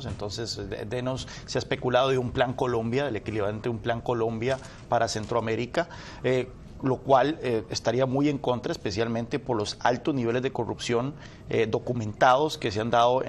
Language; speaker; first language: Spanish; native; Spanish